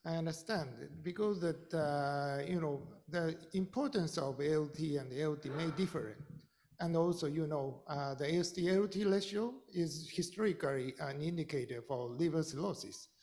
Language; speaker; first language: English; non-native, fluent; Japanese